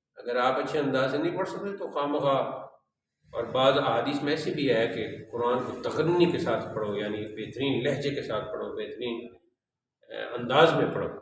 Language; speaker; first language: Urdu; native; Urdu